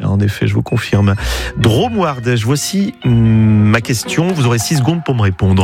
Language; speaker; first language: French; native; French